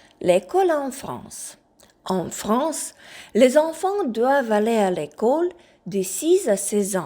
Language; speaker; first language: French; non-native, fluent; Ukrainian